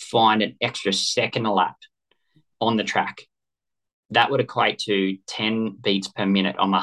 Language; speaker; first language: English; native; English